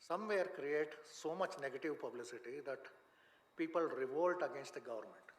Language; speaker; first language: English; non-native, local second language; Kannada